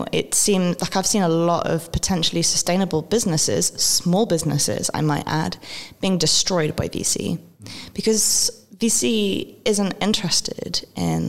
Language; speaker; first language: English; native; English